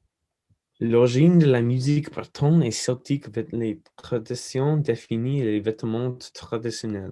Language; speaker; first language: French; non-native, learner; English